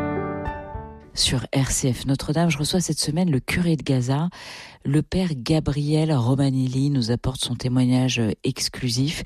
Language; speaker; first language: French; native; French